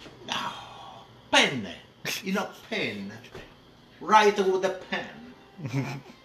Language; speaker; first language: English; non-native, learner; Italian